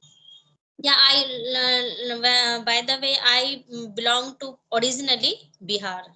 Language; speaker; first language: English; non-native, learner; Hindi